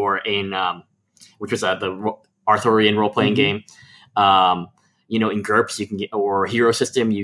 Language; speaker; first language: English; native; English